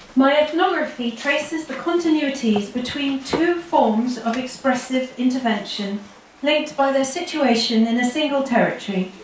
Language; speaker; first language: English; native; English